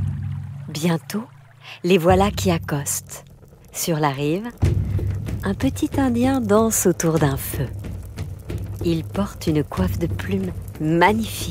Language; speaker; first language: French; native; French